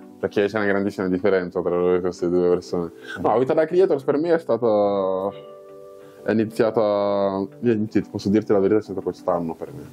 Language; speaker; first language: Italian; early bilingual, other home language; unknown